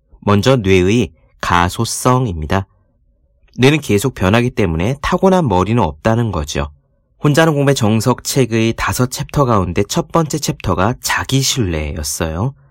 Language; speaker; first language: Korean; native; Korean